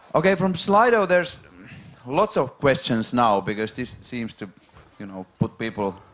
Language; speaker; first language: English; non-native, fluent; Finnish